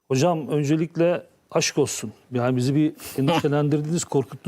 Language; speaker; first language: Turkish; native; Turkish